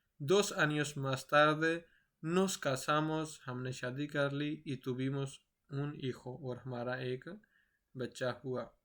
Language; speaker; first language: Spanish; non-native, fluent; Urdu